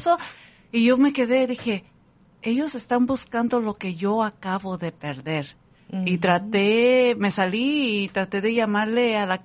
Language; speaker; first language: Spanish; early bilingual, heritage; Spanish